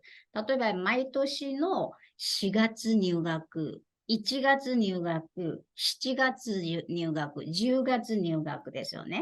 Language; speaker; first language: Japanese; non-native, fluent; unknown